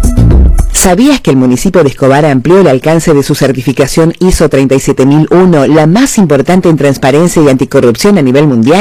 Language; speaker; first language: Spanish; native; Spanish